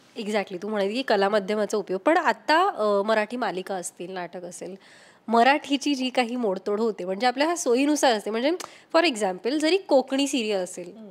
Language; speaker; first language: Marathi; native; Marathi